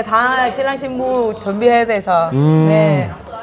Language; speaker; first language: Korean; non-native, learner; Vietnamese